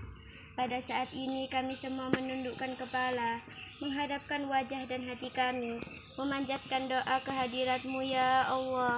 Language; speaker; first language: Indonesian; native; Indonesian